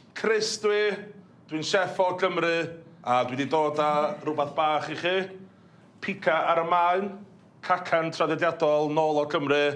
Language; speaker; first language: Welsh; native; Welsh